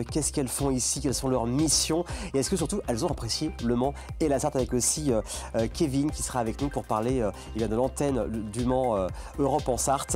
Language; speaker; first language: French; native; French